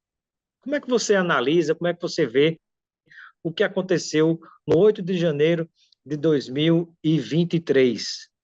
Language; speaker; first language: Portuguese; native; Portuguese